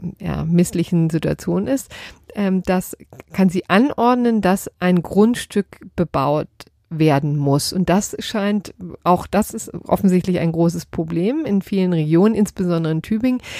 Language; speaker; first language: German; native; German